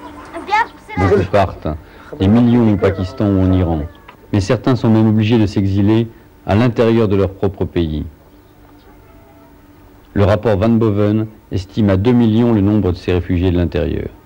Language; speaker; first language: French; native; French